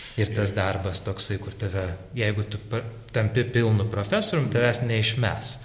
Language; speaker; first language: Lithuanian; native; Lithuanian